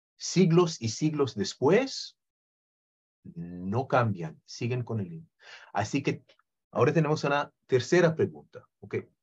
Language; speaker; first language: Spanish; non-native, fluent; Hebrew